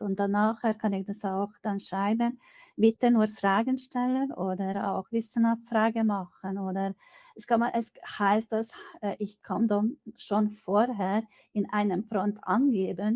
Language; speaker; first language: German; non-native, fluent; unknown